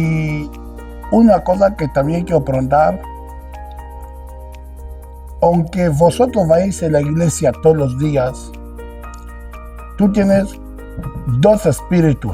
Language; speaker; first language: Spanish; non-native, local second language; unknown